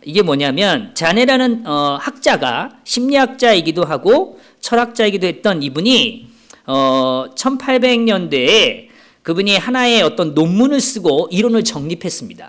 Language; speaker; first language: Korean; native; Korean